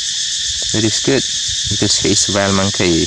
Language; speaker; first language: English; non-native, learner; Khmer